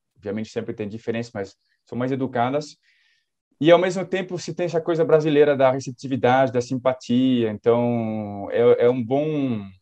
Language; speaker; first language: Portuguese; non-native, fluent; French